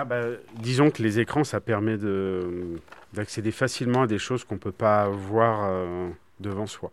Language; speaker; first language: French; native; French